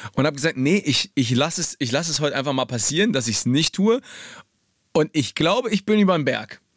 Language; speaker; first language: German; early bilingual, other home language; Polish